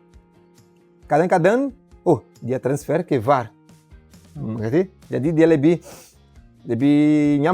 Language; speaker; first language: Indonesian; non-native, fluent; Portuguese